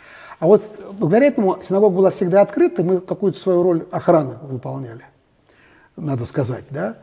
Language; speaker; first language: Russian; native; Russian